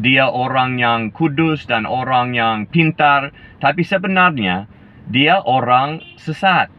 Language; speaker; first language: Indonesian; non-native, fluent; English